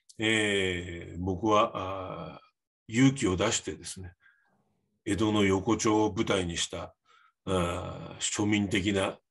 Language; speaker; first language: Japanese; native; Japanese